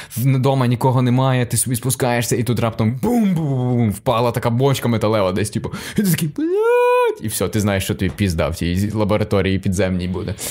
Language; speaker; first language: Ukrainian; native; Ukrainian